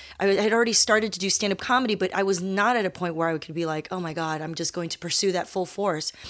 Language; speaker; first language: English; early bilingual, other home language; Chinese